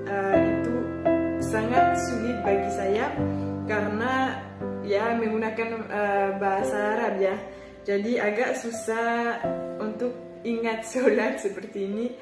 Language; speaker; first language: Indonesian; non-native, fluent; French